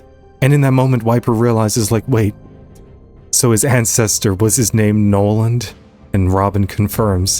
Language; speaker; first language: English; native; English